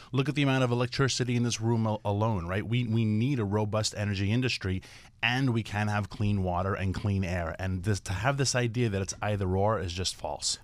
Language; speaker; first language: English; native; English